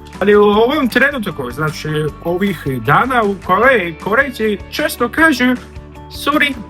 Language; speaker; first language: Bosnian; non-native, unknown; Korean